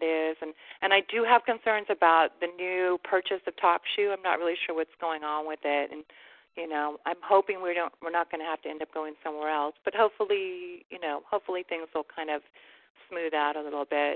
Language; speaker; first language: English; native; English